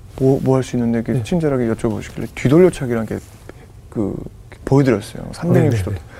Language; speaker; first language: Korean; native; Korean